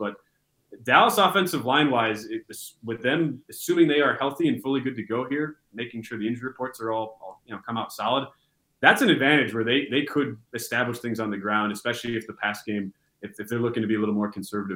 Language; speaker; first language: English; native; English